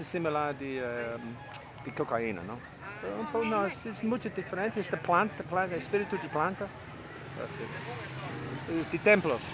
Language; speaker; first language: Spanish; non-native, learner; English